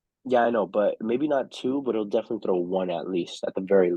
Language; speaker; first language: English; native; English